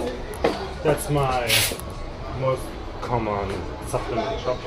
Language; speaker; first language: English; non-native, learner; German